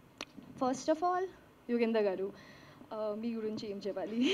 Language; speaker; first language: Telugu; non-native, learner; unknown